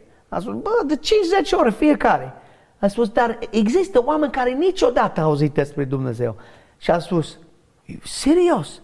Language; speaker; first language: Romanian; non-native, learner; English